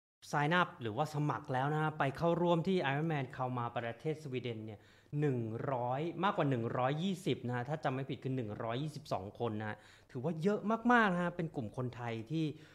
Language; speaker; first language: Thai; native; Thai